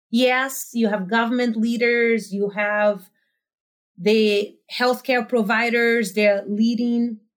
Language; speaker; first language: English; non-native, fluent; Portuguese